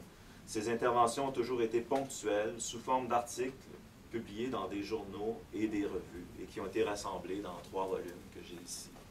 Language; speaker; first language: French; native; French